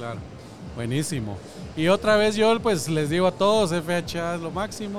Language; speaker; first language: Spanish; native; Spanish